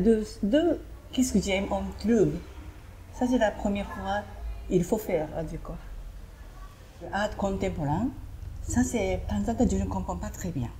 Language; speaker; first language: French; non-native, learner; Japanese